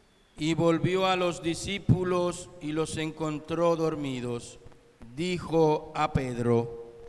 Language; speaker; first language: Spanish; native; Spanish